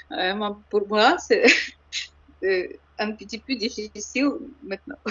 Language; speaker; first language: French; non-native, learner; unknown